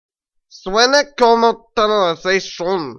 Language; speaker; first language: Spanish; non-native, learner; English